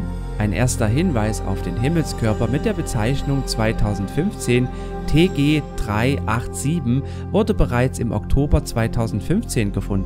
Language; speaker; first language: German; native; German